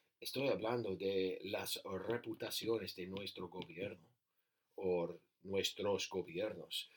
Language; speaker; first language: Spanish; non-native, learner; English